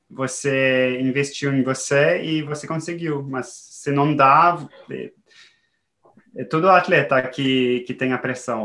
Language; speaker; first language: Portuguese; non-native, fluent; French